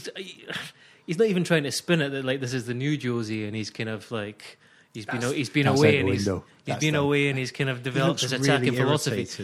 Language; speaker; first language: English; native; English